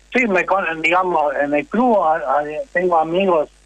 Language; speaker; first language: Spanish; native; Spanish